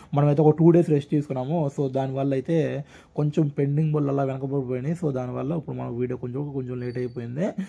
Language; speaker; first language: Telugu; non-native, local second language; Urdu